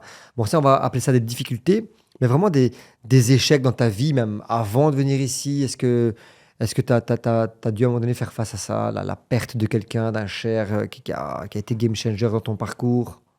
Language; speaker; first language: French; native; French